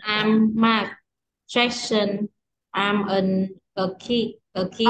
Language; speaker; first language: English; non-native, learner; Vietnamese